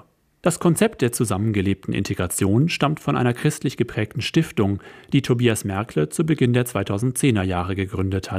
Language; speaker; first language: German; native; German